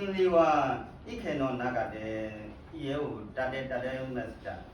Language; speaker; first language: Japanese; non-native, learner; Burmese